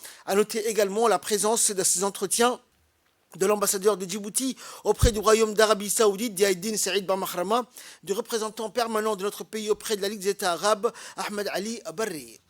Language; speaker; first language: French; native; French